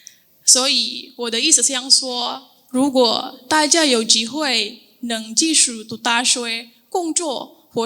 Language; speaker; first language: Chinese; non-native, learner; Indonesian